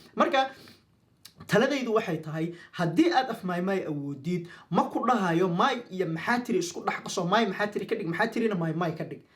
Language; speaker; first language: Somali; non-native, local second language; Maay